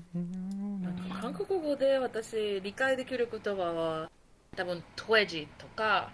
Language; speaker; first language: Japanese; non-native, learner; Spanish